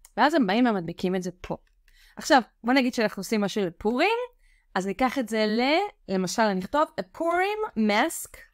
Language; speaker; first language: Hebrew; native; Hebrew